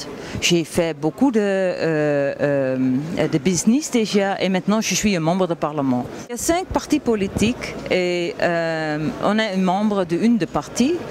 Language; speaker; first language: French; non-native, learner; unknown